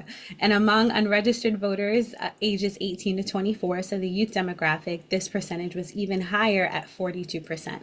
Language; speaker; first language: English; native; English